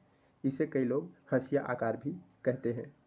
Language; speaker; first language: Hindi; native; Hindi